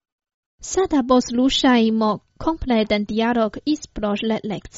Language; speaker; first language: Croatian; non-native, fluent; Chinese